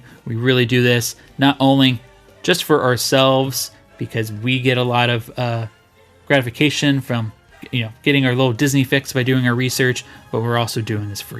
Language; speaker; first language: English; native; English